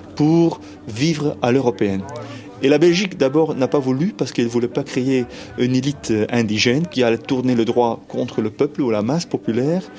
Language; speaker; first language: French; non-native, fluent; Dutch